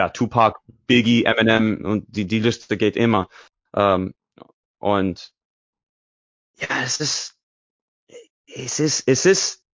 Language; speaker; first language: German; non-native, learner; English